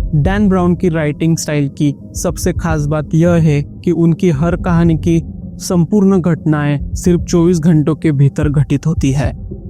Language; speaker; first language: Hindi; non-native, local second language; Marathi